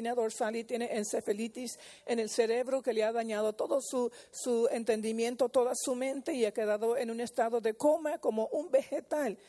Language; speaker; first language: Spanish; early bilingual, heritage; Spanish